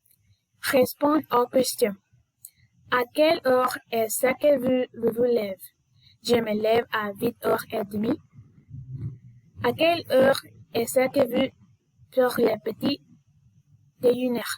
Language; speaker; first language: French; non-native, learner; Spanish